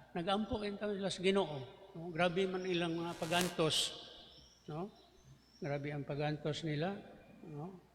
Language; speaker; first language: Cebuano; native; Cebuano